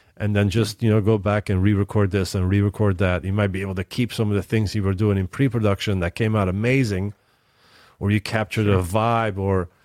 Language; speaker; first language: English; non-native, fluent; Dutch